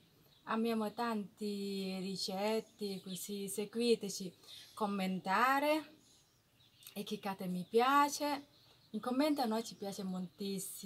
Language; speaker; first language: Italian; non-native, learner; Thai